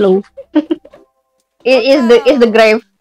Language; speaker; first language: English; non-native, learner; Indonesian